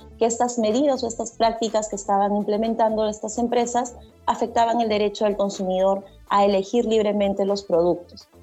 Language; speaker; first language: Spanish; native; Spanish